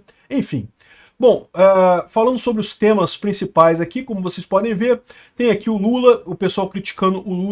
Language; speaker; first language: Portuguese; native; Portuguese